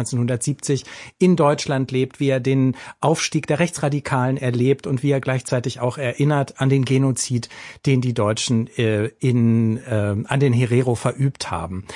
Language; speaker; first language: German; native; German